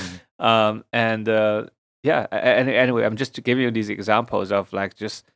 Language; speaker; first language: English; non-native, fluent; Chinese